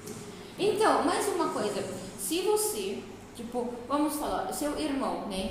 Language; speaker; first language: Portuguese; non-native, fluent; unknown